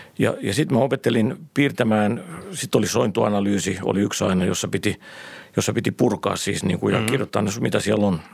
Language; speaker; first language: Finnish; native; Finnish